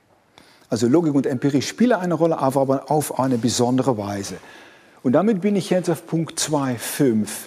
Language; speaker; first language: German; non-native, fluent; Dutch